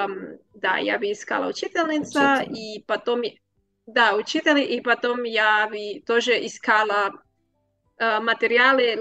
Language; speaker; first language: Russian; non-native, learner; Spanish